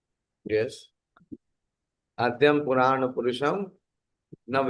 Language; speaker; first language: English; non-native, local second language; Hindi